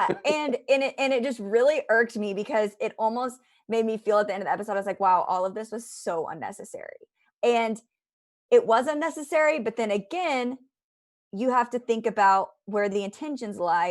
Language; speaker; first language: English; native; English